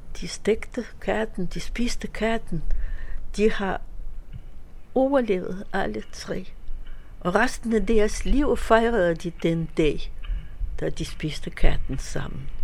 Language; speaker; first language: Danish; non-native, fluent; Russian